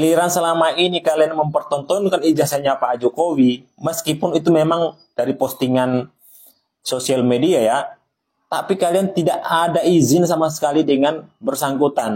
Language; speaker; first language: Indonesian; native; Indonesian